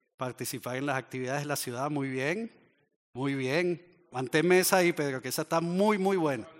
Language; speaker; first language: Spanish; native; Spanish